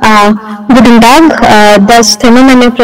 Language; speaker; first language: German; non-native, learner; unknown